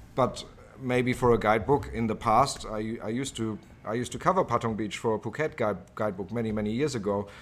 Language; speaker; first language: English; non-native, fluent; German